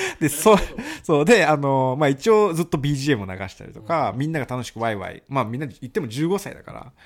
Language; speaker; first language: Japanese; early bilingual, other home language; Portuguese